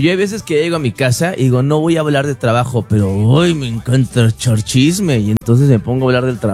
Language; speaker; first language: Spanish; native; Spanish